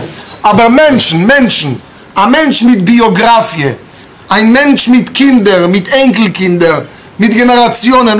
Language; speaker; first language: German; non-native, fluent; Hebrew